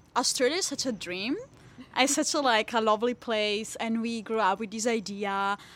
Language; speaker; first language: English; non-native, fluent; Italian